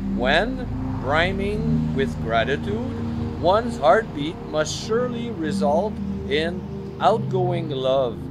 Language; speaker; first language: English; non-native, fluent; French